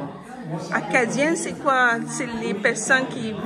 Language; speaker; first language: French; non-native, learner; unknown